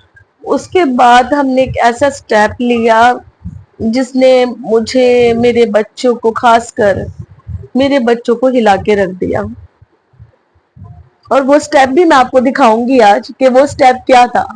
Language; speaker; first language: Urdu; native; Urdu